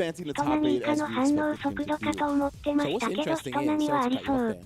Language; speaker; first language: Japanese; native; Japanese